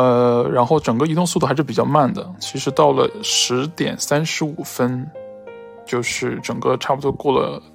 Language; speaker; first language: Chinese; native; Chinese